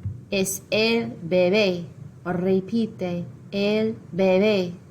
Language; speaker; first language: Spanish; non-native, fluent; English